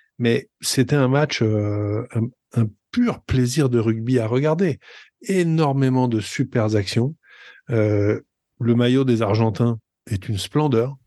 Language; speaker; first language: French; native; French